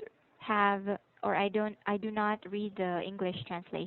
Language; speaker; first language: English; non-native, local second language; Filipino